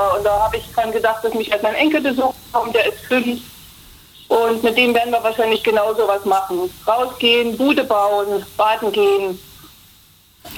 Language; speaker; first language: German; native; German